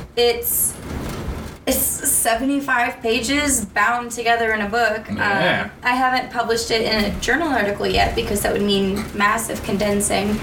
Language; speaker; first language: English; native; English